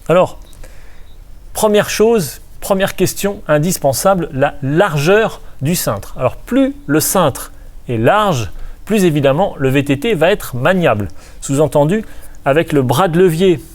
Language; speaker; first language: French; native; French